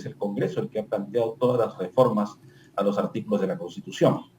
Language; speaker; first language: Spanish; native; Spanish